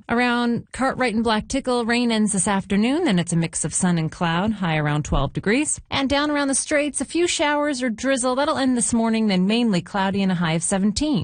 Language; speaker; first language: English; native; English